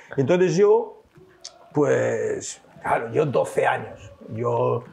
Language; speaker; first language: Spanish; early bilingual, heritage; French